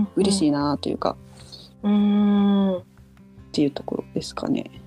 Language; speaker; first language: Japanese; native; Japanese